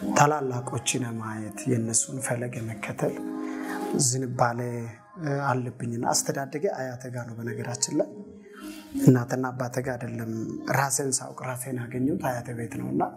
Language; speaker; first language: Amharic; non-native, local second language; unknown